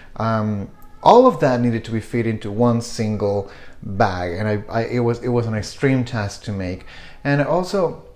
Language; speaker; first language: English; non-native, fluent; Spanish